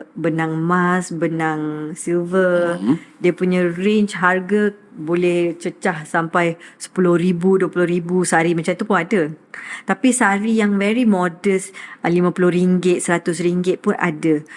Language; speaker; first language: Malay; non-native, local second language; Tamil